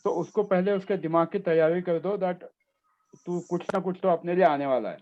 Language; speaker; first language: Hindi; non-native, local second language; Marathi